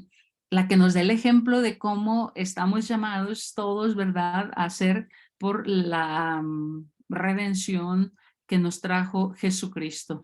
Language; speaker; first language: Spanish; native; Spanish